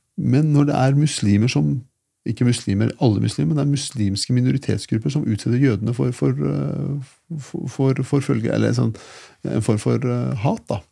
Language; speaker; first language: Norwegian; early bilingual, other home language; Persian